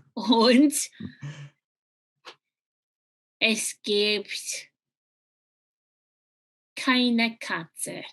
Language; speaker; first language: German; non-native, learner; English